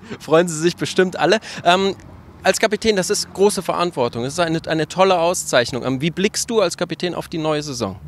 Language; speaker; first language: German; native; German